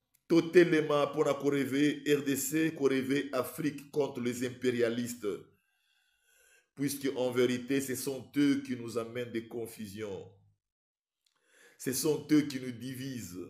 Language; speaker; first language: French; non-native, local second language; Lingala